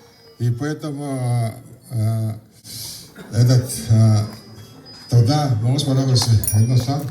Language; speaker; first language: Russian; non-native, local second language; Tuvinian